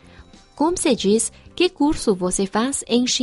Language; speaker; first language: Portuguese; non-native, fluent; Chinese